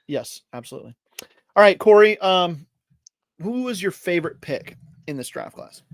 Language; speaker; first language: English; native; English